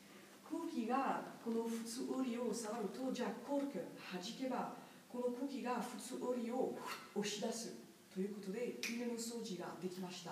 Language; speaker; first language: Japanese; non-native, learner; French